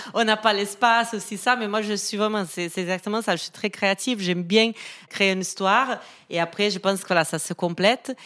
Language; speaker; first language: French; non-native, fluent; Portuguese